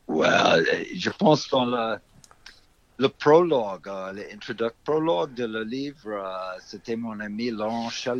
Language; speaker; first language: French; non-native, fluent; English